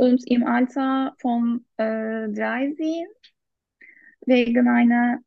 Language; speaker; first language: German; non-native, learner; Turkish